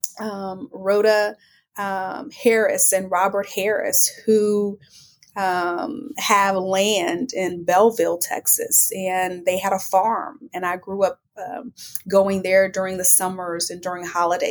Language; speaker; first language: English; native; English